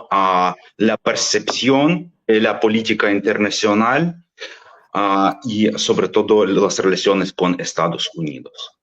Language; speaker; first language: Spanish; non-native, fluent; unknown